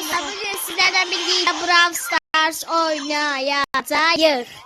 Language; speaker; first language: Turkish; non-native, learner; Azerbaijani